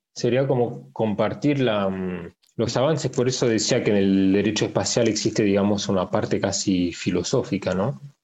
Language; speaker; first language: Spanish; early bilingual, heritage; Spanish